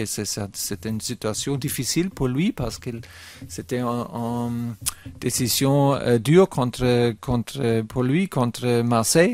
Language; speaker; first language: French; non-native, fluent; German